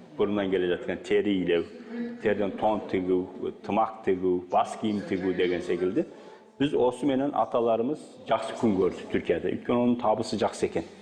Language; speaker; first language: Kazakh; early bilingual, heritage; Kazakh